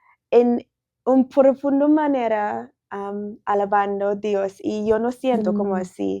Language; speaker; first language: Spanish; non-native, learner; English